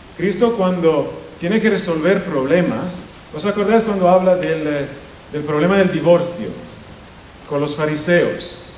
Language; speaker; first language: Spanish; non-native, fluent; Italian